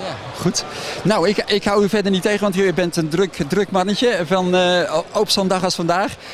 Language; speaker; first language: Dutch; native; Dutch